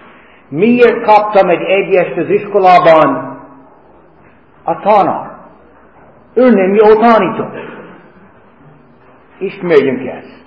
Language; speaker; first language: Hungarian; non-native, fluent; English